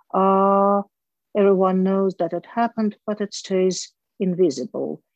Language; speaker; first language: English; non-native, fluent; Russian